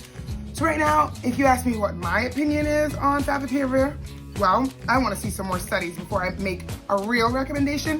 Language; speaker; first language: English; native; English